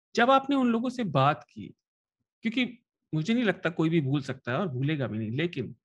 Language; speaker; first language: Hindi; native; Hindi